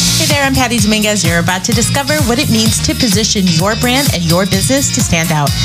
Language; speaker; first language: English; native; English